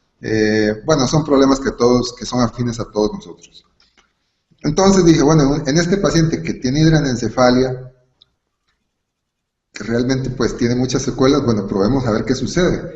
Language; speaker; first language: Spanish; native; Spanish